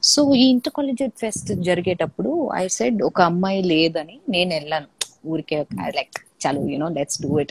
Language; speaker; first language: Telugu; non-native, fluent; Malayalam